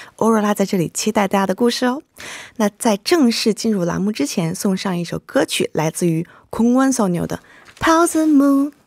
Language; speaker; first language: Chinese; native; Chinese